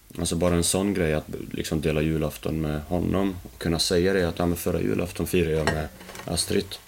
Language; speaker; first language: Swedish; early bilingual, other home language; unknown